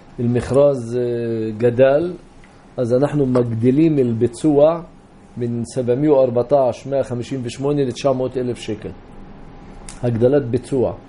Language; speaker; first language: Hebrew; non-native, local second language; Arabic